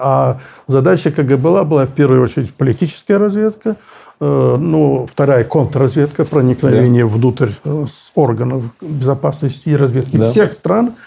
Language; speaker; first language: Russian; native; Russian